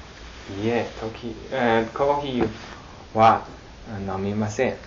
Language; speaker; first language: Japanese; non-native, learner; Chinese